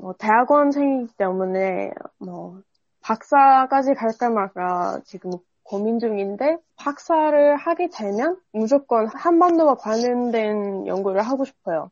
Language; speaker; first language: Korean; non-native, fluent; English